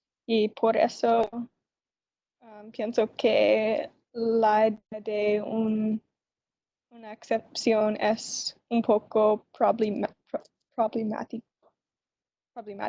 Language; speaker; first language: Spanish; non-native, learner; English